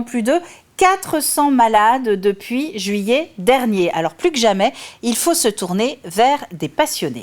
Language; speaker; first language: French; native; French